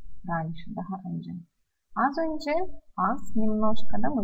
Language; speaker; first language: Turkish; non-native, fluent; Russian